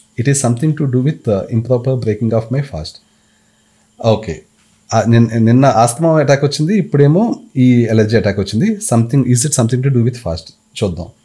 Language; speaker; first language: English; non-native, local second language; Telugu